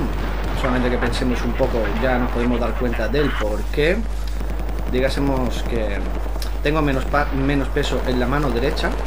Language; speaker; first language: Spanish; native; Spanish